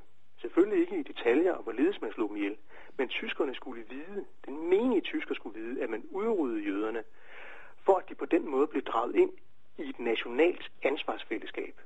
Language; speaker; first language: Danish; native; Danish